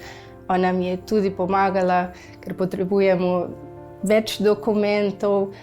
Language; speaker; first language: Slovenian; non-native, learner; Portuguese